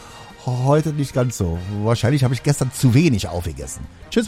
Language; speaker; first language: German; native; German